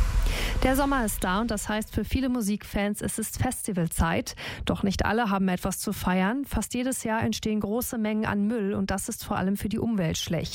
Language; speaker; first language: German; native; German